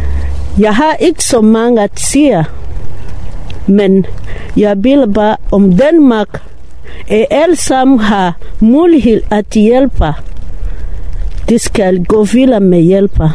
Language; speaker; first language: Danish; non-native, learner; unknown